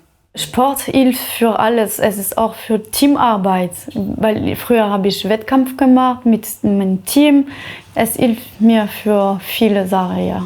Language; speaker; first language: German; non-native, fluent; French